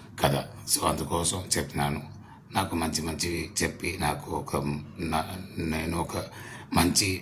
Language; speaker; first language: Telugu; non-native, learner; Tamil